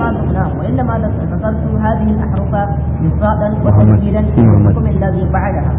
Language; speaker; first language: Arabic; non-native, fluent; Hausa